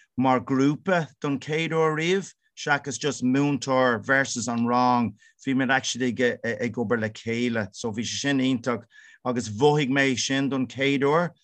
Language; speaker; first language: Irish; non-native, local second language; English